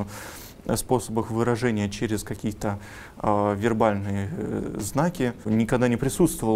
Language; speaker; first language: Russian; native; Russian